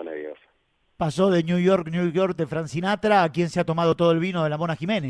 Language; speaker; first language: Spanish; native; Spanish